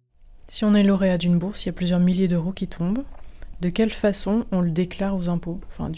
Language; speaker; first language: French; native; French